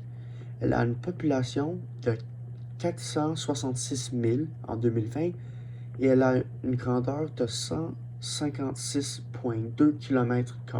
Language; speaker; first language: French; non-native, learner; English